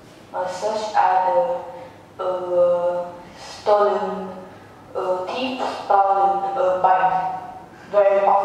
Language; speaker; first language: English; non-native, learner; Vietnamese